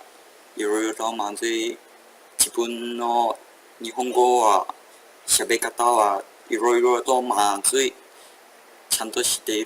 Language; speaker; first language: Japanese; non-native, learner; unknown